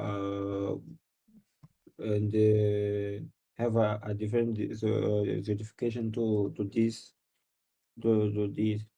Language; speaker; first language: English; non-native, learner; Portuguese